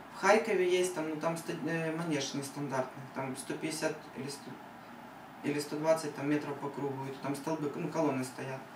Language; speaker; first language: Russian; native; Russian